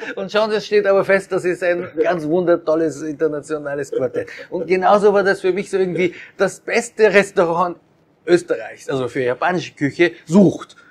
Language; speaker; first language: German; early bilingual, other home language; Japanese